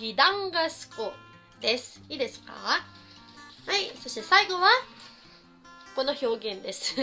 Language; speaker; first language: Japanese; non-native, fluent; Filipino